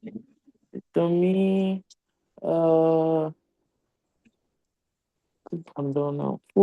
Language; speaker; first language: French; non-native, learner; English